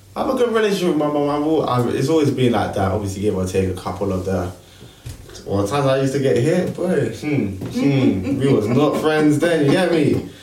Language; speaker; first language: English; early bilingual, other home language; Krio